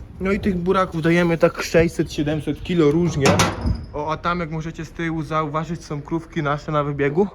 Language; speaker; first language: Polish; native; Polish